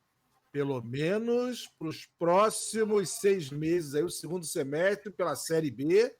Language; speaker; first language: Portuguese; native; Portuguese